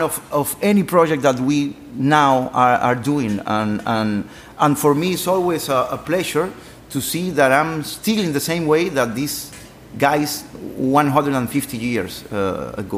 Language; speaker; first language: English; non-native, learner; Spanish